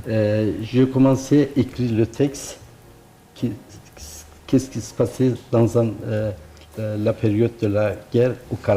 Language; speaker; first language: French; non-native, learner; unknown